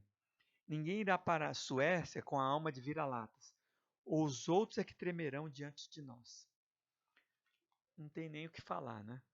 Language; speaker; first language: Portuguese; native; Portuguese